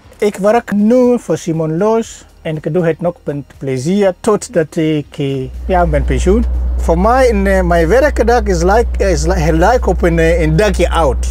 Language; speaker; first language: Dutch; non-native, fluent; Swahili